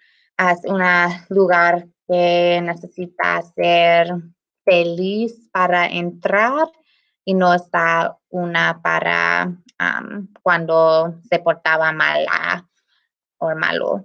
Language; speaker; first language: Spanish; non-native, learner; English